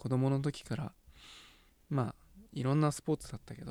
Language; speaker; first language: Japanese; native; Japanese